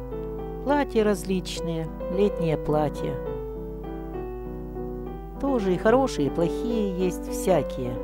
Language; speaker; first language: Russian; native; Russian